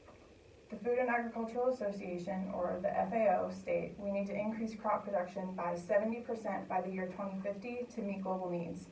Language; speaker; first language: English; native; English